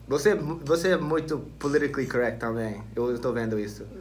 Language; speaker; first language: Portuguese; non-native, fluent; English